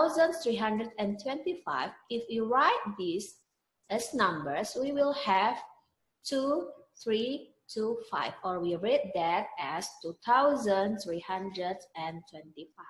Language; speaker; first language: English; non-native, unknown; Indonesian